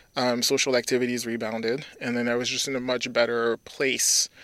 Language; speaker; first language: English; early bilingual, other home language; French